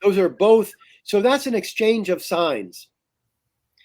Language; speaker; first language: English; native; English